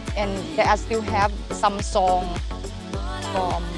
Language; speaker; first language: English; non-native, learner; Thai